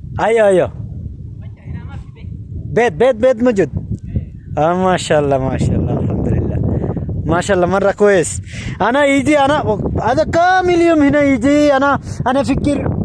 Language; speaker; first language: Arabic; non-native, learner; Bangla